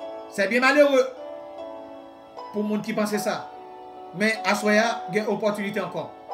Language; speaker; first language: French; native; French